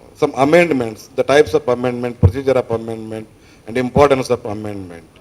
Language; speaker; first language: English; non-native, local second language; Kannada